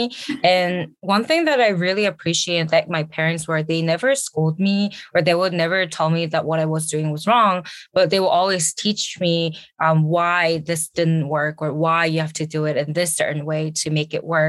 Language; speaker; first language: English; early bilingual, other home language; Korean